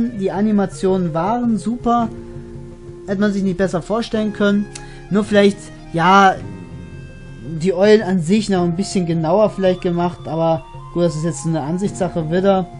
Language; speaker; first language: German; native; German